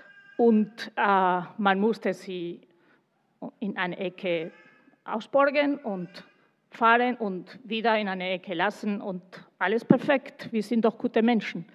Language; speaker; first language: German; non-native, fluent; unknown